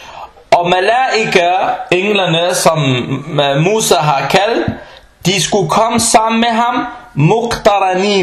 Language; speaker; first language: Danish; non-native, fluent; Arabic